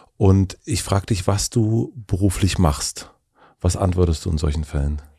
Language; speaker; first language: German; native; German